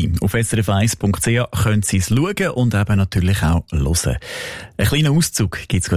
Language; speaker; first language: German; native; German